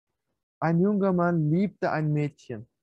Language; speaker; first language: German; non-native, fluent; Turkish